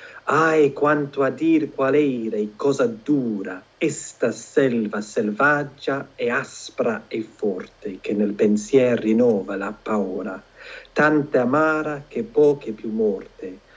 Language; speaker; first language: Italian; non-native, fluent; English